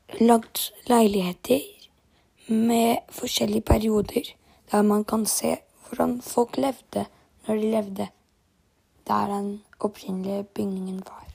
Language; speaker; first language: Norwegian; non-native, learner; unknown